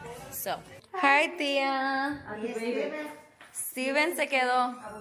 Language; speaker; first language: English; early bilingual, other home language; Spanish